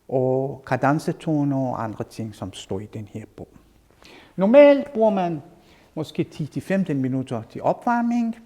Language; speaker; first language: Danish; non-native, fluent; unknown